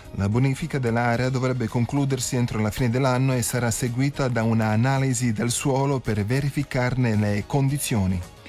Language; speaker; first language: Italian; native; Italian